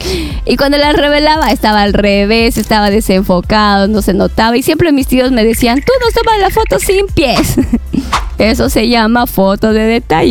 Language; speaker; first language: Spanish; native; Spanish